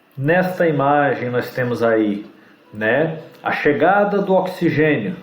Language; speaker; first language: Portuguese; native; Portuguese